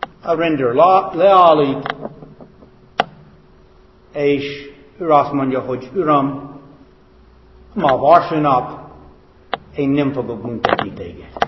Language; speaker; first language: Hungarian; non-native, fluent; English